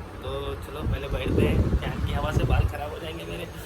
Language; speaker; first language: Hindi; non-native, local second language; Bangla